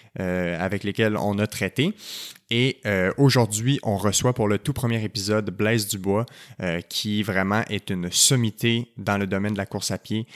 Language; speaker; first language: French; native; French